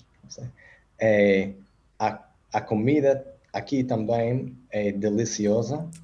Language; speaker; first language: Portuguese; non-native, learner; English